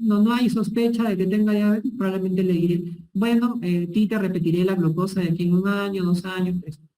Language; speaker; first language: Spanish; native; Spanish